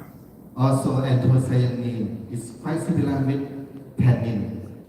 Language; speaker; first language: English; non-native, learner; Thai